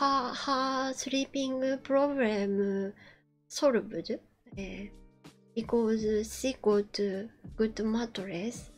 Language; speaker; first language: English; non-native, learner; Japanese